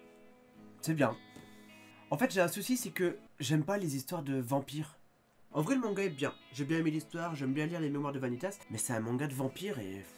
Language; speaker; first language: French; native; French